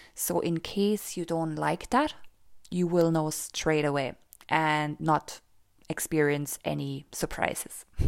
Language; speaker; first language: English; non-native, fluent; German